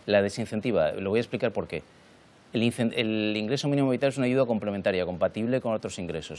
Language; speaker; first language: Spanish; native; Spanish